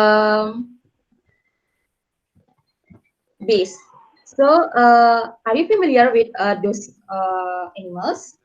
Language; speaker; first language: English; non-native, learner; Indonesian